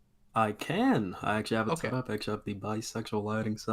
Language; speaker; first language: English; native; English